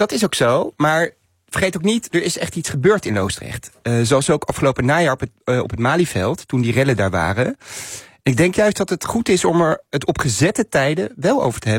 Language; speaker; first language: Dutch; native; Dutch